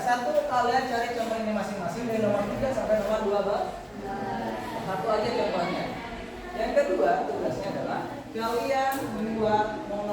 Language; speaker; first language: Malay; native; Malay